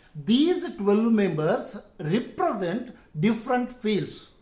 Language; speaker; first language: English; non-native, local second language; Kannada